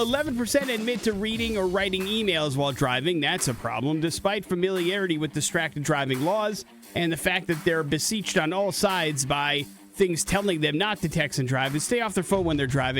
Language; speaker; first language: English; native; English